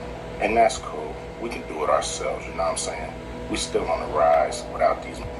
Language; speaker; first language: English; native; English